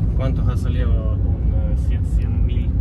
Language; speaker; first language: Spanish; non-native, learner; Ukrainian